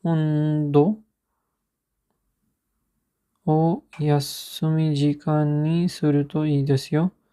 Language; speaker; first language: Japanese; non-native, learner; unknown